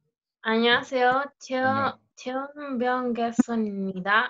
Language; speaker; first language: Korean; non-native, learner; Spanish